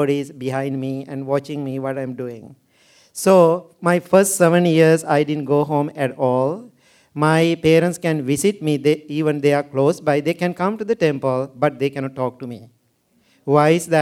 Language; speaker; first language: English; non-native, local second language; Sinhala